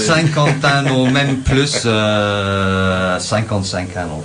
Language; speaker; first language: French; non-native, learner; English